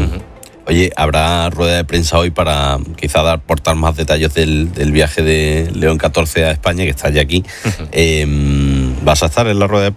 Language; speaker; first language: Spanish; native; Spanish